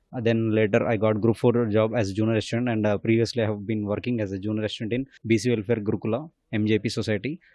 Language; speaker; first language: English; non-native, local second language; Telugu